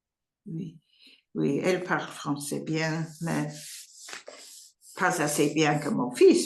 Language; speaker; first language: French; non-native, learner; English